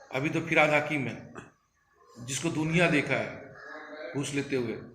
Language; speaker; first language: Hindi; non-native, local second language; Bangla